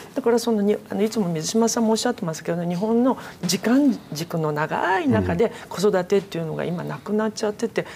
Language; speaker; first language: Japanese; native; Japanese